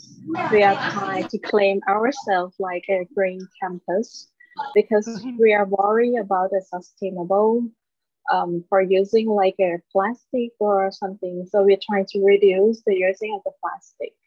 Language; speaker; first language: English; non-native, learner; Thai